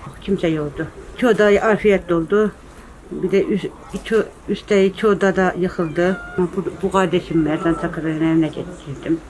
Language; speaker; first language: Turkish; native; Turkish